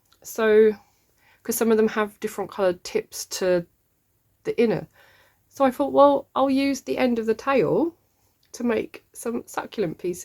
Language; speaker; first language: English; native; English